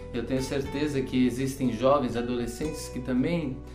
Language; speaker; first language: Portuguese; native; Portuguese